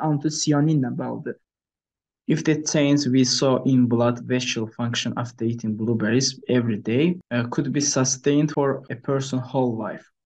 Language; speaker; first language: English; non-native, fluent; Azerbaijani